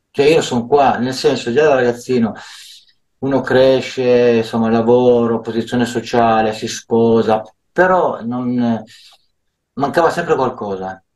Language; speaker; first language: Italian; native; Italian